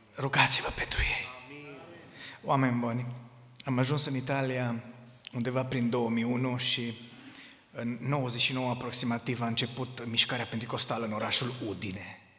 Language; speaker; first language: Romanian; native; Romanian